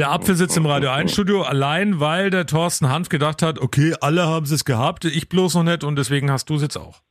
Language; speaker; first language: German; native; German